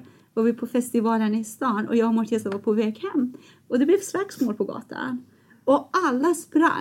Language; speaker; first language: Swedish; non-native, fluent; Persian